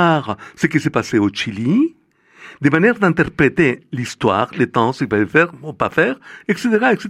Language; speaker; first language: French; non-native, fluent; Spanish